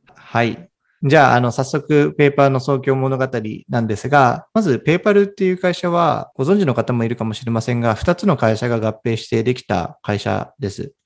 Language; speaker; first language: Japanese; native; Japanese